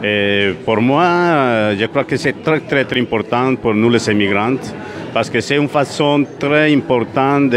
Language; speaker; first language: French; non-native, fluent; Spanish